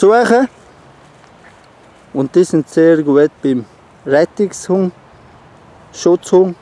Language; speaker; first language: German; non-native, learner; Turkish